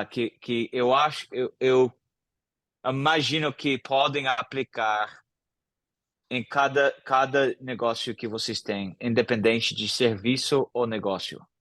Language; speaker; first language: Portuguese; non-native, fluent; English